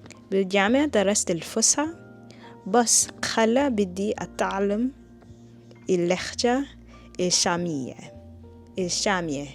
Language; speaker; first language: Arabic; non-native, learner; English